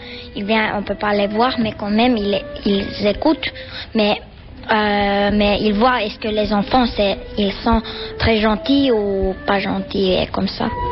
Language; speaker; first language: French; non-native, learner; Finnish